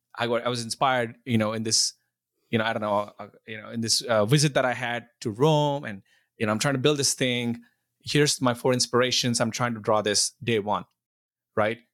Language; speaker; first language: English; non-native, local second language; Telugu